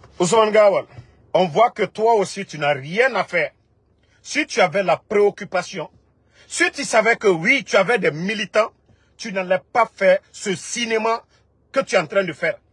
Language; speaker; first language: French; non-native, local second language; Mandingo